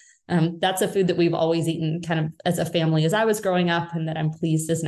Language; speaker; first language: English; native; English